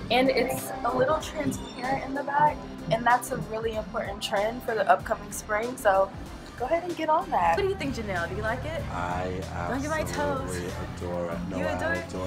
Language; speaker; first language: English; native; English